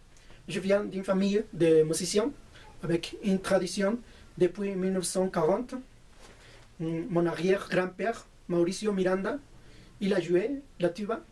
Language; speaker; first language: French; non-native, fluent; Spanish